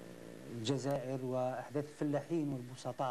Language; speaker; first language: Arabic; native; Arabic